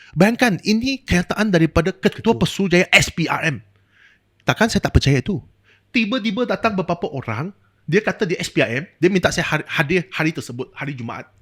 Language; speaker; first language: Malay; non-native, local second language; Chinese